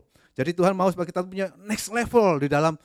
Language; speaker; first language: Indonesian; native; Indonesian